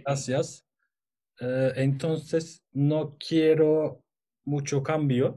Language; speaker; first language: Spanish; non-native, learner; Turkish